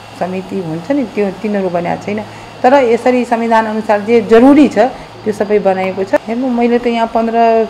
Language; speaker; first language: Nepali; non-native, local second language; Maithili